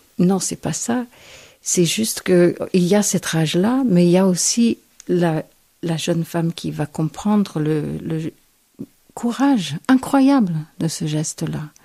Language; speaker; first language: French; non-native, fluent; English